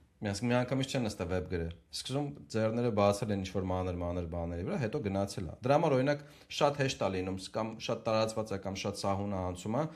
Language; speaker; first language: Armenian; native; Armenian